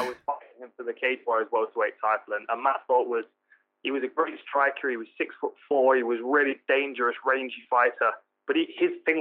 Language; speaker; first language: English; native; English